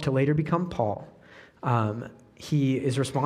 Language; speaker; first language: English; native; English